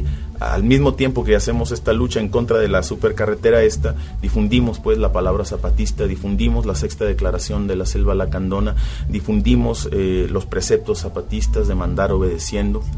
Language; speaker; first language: Spanish; native; Spanish